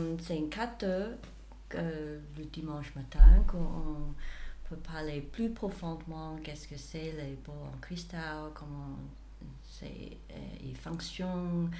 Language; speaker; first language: French; non-native, fluent; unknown